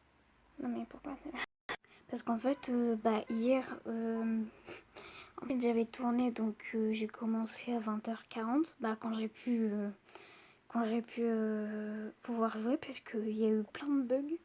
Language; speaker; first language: French; native; French